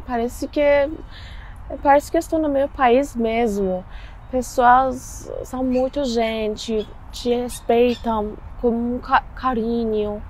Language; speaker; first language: Portuguese; non-native, learner; Persian